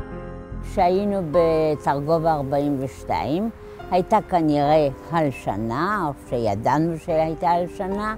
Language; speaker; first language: Hebrew; non-native, fluent; Polish